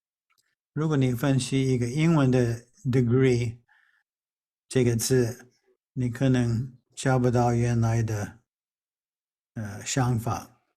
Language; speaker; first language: Chinese; non-native, fluent; English